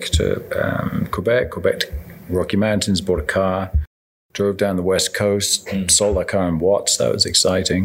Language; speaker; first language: English; native; English